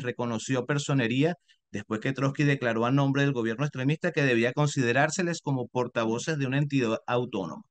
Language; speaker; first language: Spanish; native; Spanish